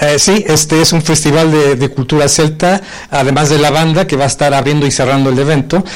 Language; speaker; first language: Spanish; early bilingual, heritage; Spanish